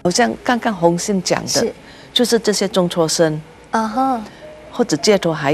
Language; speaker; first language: Chinese; early bilingual, heritage; Chinese